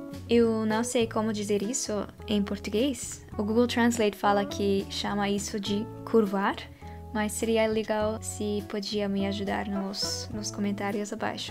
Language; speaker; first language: Portuguese; non-native, fluent; Dutch